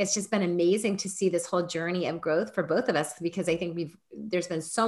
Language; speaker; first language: English; native; English